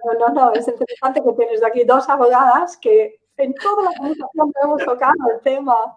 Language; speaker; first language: Spanish; non-native, fluent; English